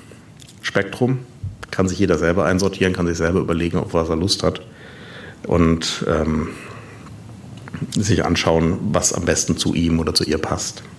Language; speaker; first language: German; native; German